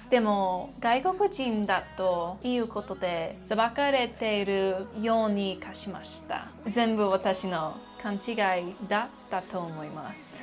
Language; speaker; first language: Japanese; non-native, learner; English